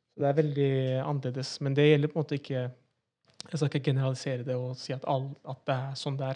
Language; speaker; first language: Norwegian; early bilingual, other home language; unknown